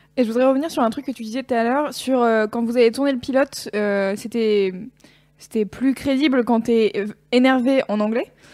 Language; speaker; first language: French; native; French